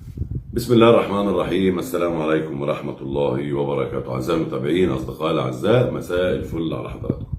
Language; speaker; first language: Arabic; native; Arabic